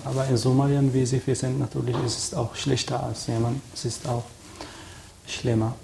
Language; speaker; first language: German; non-native, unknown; Arabic